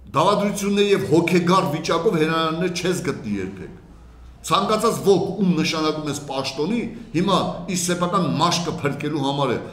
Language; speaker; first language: Armenian; native; Armenian